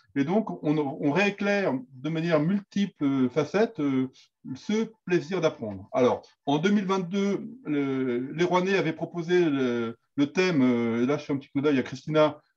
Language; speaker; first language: French; native; French